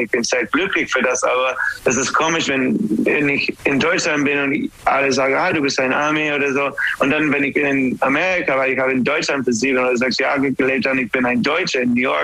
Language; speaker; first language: German; non-native, fluent; English